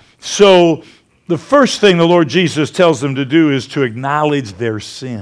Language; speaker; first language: English; native; English